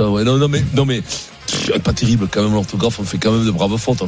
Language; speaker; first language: French; native; French